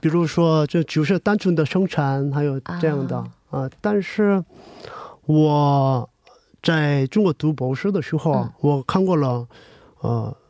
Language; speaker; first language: Chinese; non-native, learner; Korean